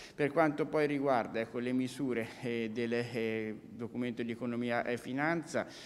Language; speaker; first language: Italian; native; Italian